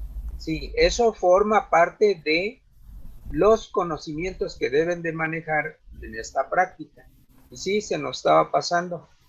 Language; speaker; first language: Spanish; native; Spanish